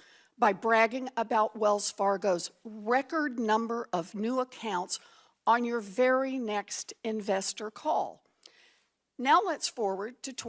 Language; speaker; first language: English; native; English